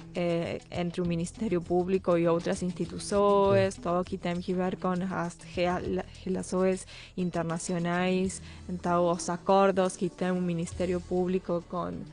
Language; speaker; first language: Portuguese; non-native, fluent; Spanish